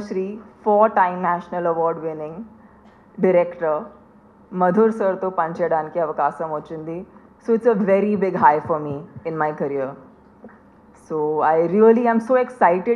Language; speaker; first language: Telugu; non-native, fluent; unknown